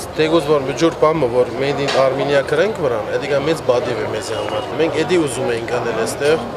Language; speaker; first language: Armenian; early bilingual, heritage; Armenian